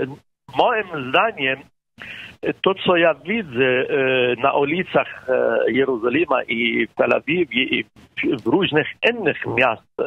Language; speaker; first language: Polish; non-native, fluent; Arabic